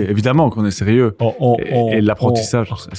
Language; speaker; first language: French; native; French